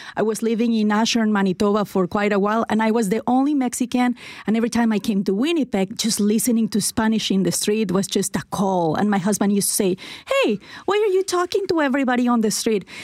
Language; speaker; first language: English; non-native, fluent; Spanish